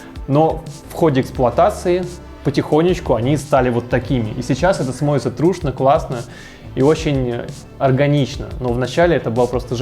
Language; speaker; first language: Russian; native; Russian